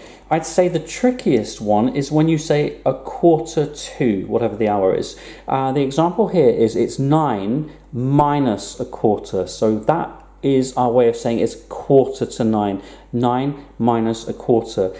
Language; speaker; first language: English; native; English